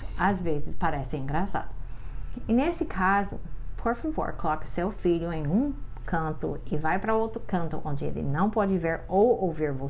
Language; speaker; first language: Portuguese; non-native, fluent; English